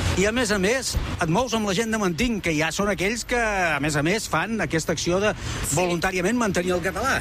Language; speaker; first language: Catalan; native; Catalan